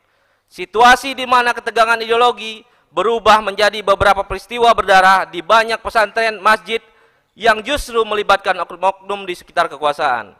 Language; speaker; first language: Indonesian; native; Indonesian